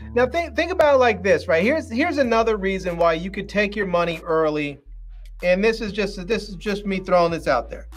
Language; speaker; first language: English; native; English